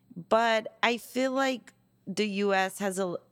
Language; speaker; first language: English; non-native, fluent; Hungarian